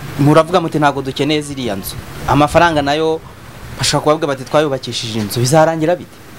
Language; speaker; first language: Kinyarwanda; native; Kinyarwanda